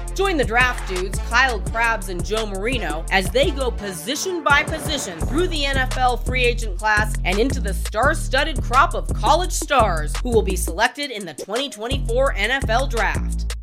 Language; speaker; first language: English; native; English